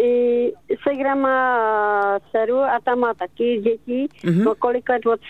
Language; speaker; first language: Czech; native; Czech